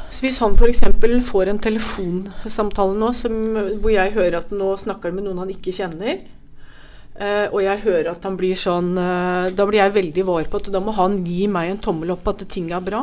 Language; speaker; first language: Norwegian; native; Norwegian